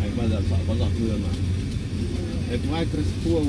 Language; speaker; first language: Bulgarian; non-native, learner; Vietnamese